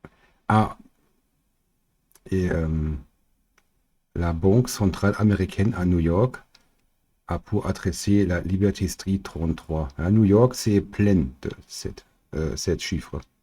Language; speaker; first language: French; non-native, learner; German